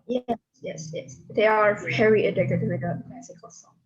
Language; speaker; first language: English; non-native, learner; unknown